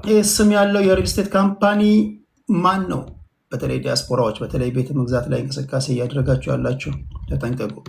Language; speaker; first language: Amharic; native; Amharic